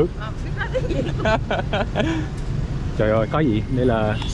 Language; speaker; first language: Vietnamese; non-native, learner; English